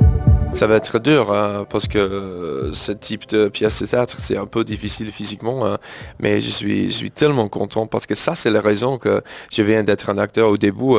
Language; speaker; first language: French; non-native, learner; English